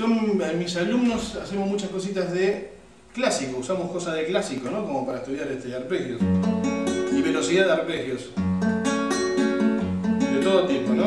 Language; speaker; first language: Spanish; native; Spanish